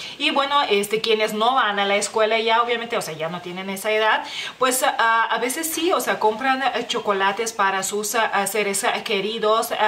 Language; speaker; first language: Spanish; non-native, fluent; Lithuanian